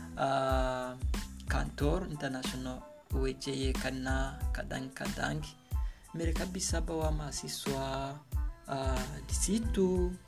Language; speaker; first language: Indonesian; non-native, learner; Kinyarwanda